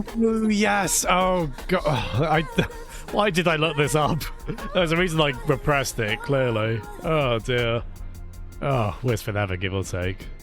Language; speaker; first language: English; native; English